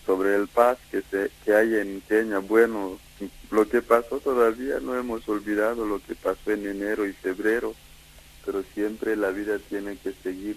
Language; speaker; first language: Spanish; non-native, fluent; Kikuyu